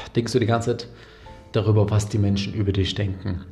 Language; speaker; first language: German; non-native, fluent; Arabic